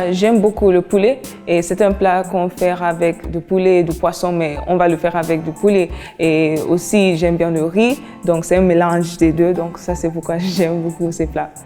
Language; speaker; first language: French; non-native, learner; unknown